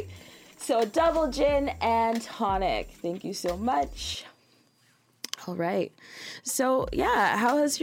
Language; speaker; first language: English; native; English